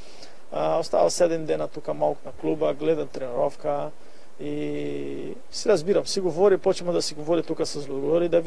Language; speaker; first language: Bulgarian; non-native, learner; Portuguese